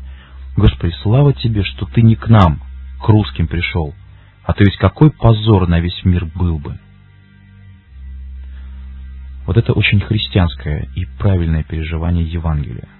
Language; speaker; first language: Russian; native; Russian